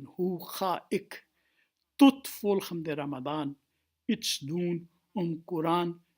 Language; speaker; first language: Dutch; non-native, fluent; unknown